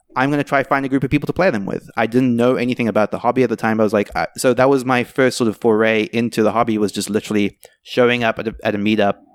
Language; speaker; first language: English; native; English